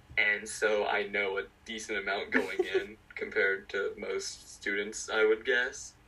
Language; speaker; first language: English; native; English